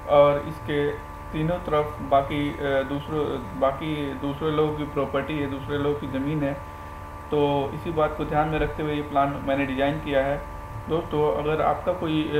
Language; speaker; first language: Hindi; native; Hindi